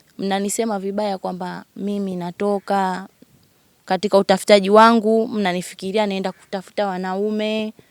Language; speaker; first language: Swahili; native; Swahili